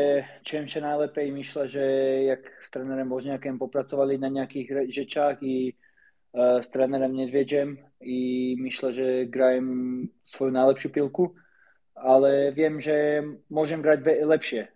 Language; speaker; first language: Polish; non-native, learner; Slovak